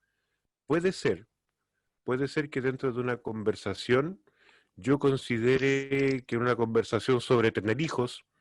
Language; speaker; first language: Spanish; native; Spanish